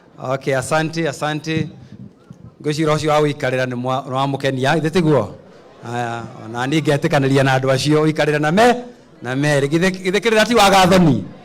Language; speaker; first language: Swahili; non-native, local second language; Kikuyu